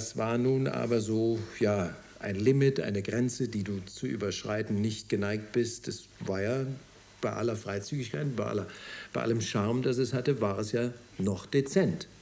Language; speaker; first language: German; native; German